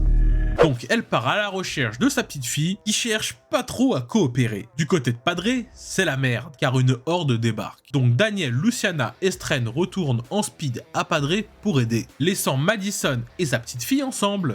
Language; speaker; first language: French; native; French